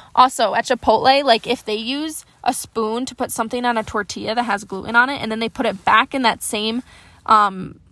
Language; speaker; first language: English; native; English